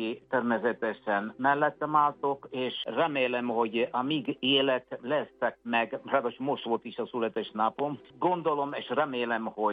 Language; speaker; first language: Hungarian; non-native, fluent; Italian